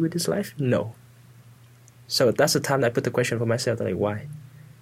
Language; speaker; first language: English; non-native, fluent; Vietnamese